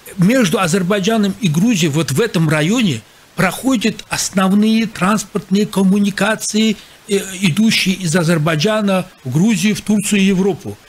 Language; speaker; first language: Russian; non-native, local second language; Azerbaijani